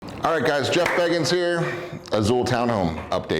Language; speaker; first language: English; native; English